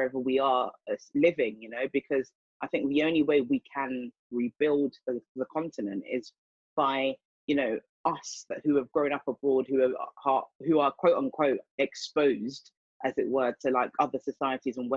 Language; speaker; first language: English; native; English